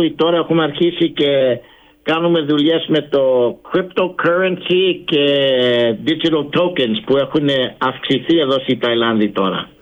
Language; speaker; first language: Greek; early bilingual, heritage; Greek